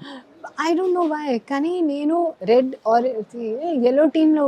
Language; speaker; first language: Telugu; non-native, learner; Hindi